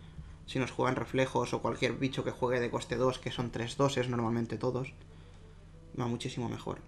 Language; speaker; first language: Spanish; native; Spanish